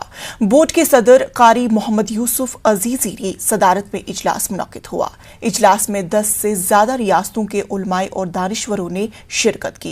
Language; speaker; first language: Hindi; native; Hindi